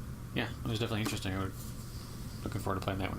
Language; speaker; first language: English; native; English